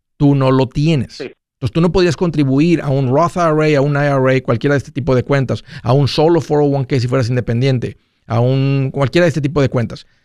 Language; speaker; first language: Spanish; native; Spanish